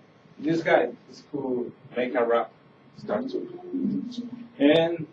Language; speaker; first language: English; non-native, learner; Spanish